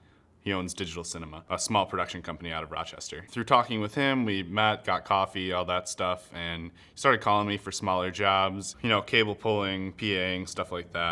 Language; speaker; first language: English; native; English